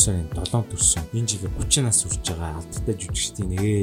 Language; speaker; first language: Mongolian; native; Mongolian